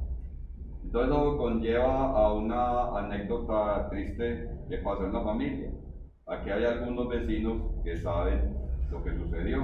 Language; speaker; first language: Spanish; native; Spanish